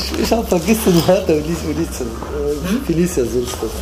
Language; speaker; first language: German; non-native, learner; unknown